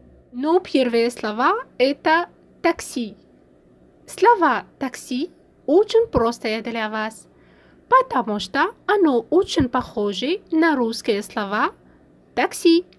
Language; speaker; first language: Russian; non-native, fluent; French